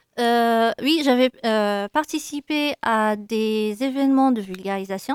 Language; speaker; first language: French; non-native, local second language; Arabic